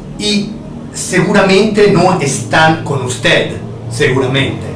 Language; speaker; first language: Spanish; non-native, fluent; Italian